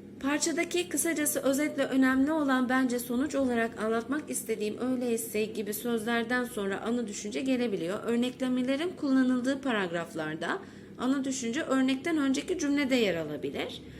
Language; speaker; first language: Turkish; native; Turkish